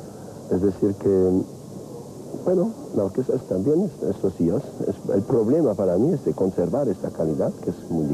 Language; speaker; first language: Spanish; non-native, fluent; French